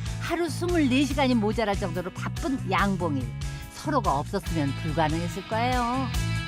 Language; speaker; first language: Korean; native; Korean